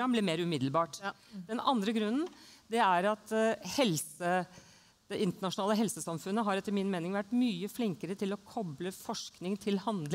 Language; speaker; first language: Norwegian; native; Norwegian